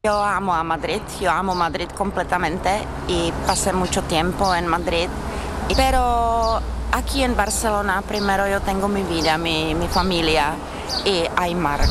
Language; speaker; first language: Spanish; non-native, fluent; Czech